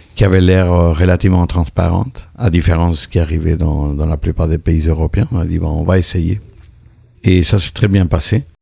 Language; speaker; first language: French; non-native, fluent; Spanish